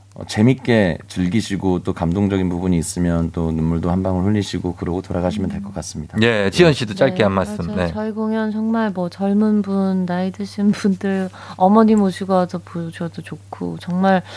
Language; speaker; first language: Korean; native; Korean